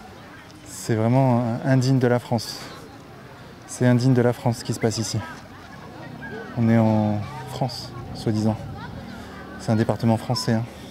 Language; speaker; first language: French; native; French